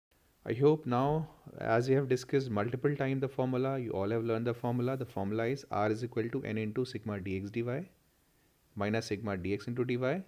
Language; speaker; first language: English; non-native, local second language; Hindi